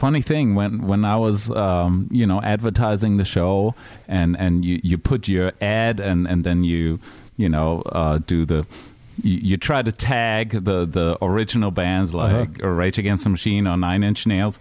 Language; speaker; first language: English; non-native, fluent; German